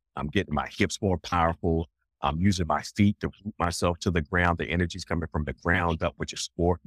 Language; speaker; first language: English; native; English